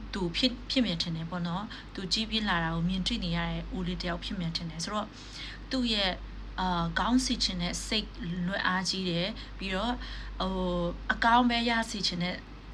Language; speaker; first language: Burmese; non-native, local second language; Mizo